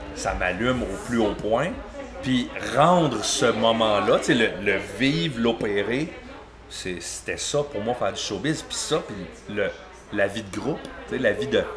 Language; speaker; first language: French; native; French